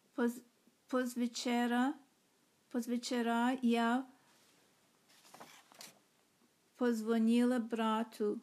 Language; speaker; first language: Russian; non-native, learner; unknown